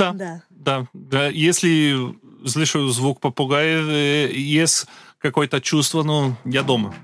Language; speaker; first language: Russian; non-native, learner; Portuguese